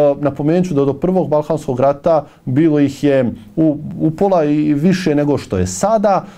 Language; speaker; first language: Bosnian; native; Bosnian